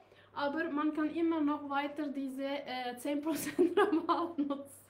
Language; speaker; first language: German; non-native, learner; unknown